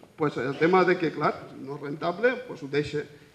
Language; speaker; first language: Spanish; non-native, local second language; Catalan